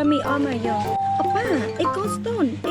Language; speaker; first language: Korean; non-native, learner; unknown